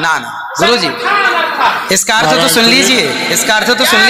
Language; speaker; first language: Hindi; native; Hindi